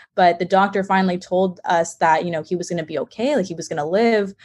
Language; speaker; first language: English; native; English